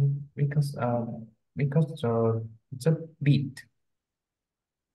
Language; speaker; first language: English; non-native, learner; Vietnamese